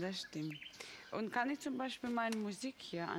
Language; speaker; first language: German; non-native, fluent; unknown